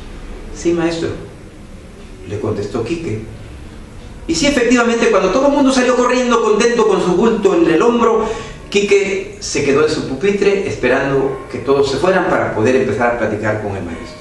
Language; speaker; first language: Spanish; native; Spanish